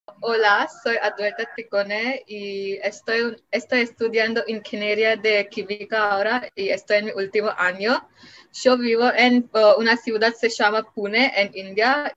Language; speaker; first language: Spanish; non-native, learner; Marathi